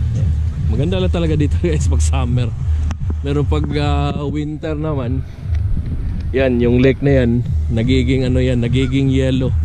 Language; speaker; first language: Filipino; non-native, local second language; Cebuano